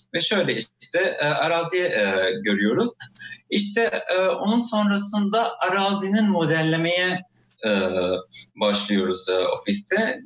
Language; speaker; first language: Turkish; non-native, fluent; Arabic